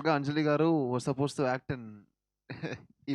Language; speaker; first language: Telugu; non-native, learner; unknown